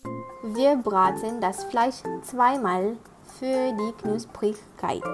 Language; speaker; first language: German; non-native, learner; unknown